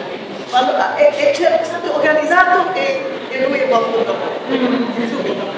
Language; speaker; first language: Italian; non-native, fluent; German